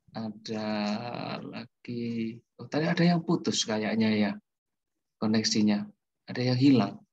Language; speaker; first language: Indonesian; native; Indonesian